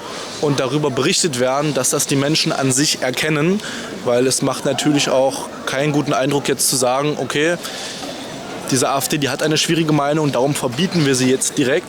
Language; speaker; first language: German; native; German